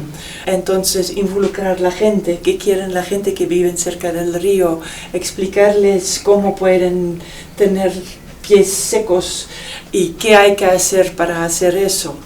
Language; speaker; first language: Spanish; non-native, fluent; Dutch